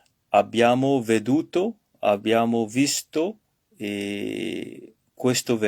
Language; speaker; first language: Italian; non-native, learner; French